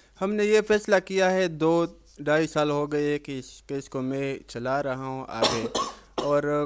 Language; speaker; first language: Urdu; non-native, local second language; Pashto